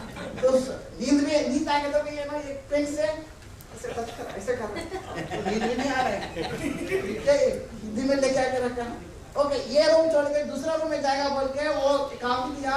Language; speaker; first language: Hindi; non-native, local second language; Tamil